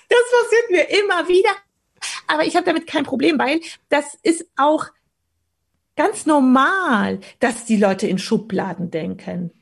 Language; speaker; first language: German; early bilingual, other home language; Polish